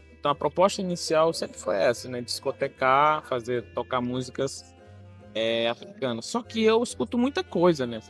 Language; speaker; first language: Portuguese; non-native, local second language; Kabuverdianu